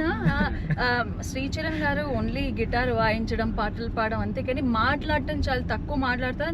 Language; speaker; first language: Telugu; native; Telugu